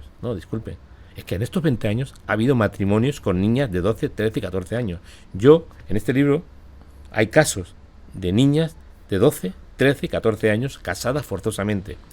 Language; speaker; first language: Spanish; native; Spanish